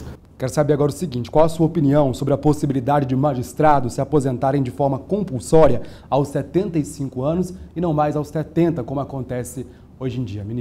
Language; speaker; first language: Portuguese; native; Portuguese